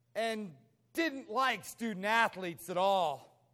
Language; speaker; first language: English; native; English